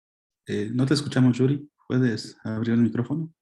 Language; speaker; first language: Spanish; native; Spanish